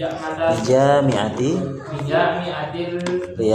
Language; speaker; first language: Arabic; non-native, fluent; Indonesian